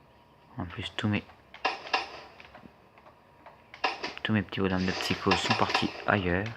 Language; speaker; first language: French; native; French